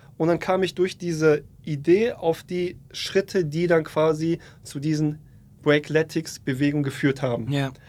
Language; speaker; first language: German; early bilingual, other home language; Polish